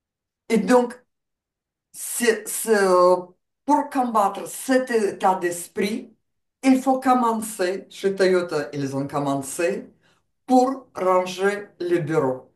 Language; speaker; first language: French; non-native, fluent; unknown